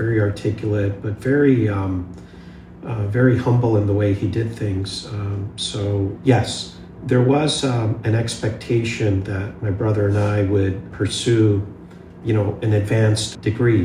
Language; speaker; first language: English; early bilingual, other home language; Hindi